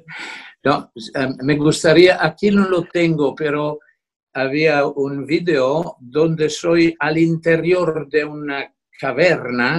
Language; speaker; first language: Spanish; non-native, fluent; Italian